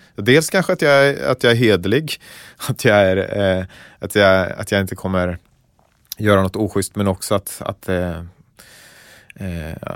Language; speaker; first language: Swedish; native; Swedish